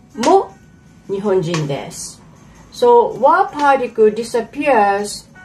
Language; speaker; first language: English; non-native, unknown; Japanese